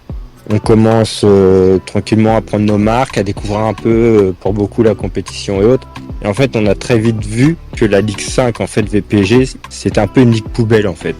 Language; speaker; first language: French; native; French